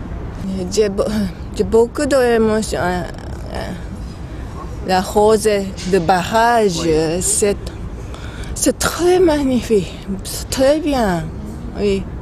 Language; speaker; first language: French; non-native, learner; Japanese